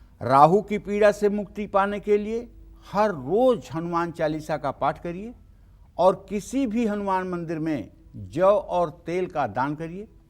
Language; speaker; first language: Hindi; native; Hindi